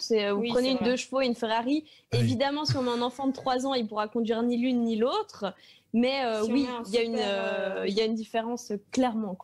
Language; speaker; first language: French; native; French